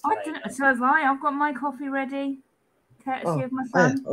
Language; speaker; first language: English; native; English